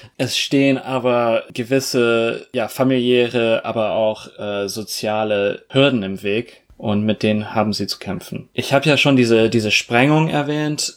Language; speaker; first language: German; early bilingual, other home language; Russian